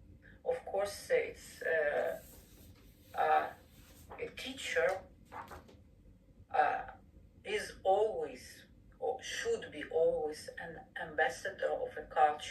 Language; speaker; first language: English; non-native, fluent; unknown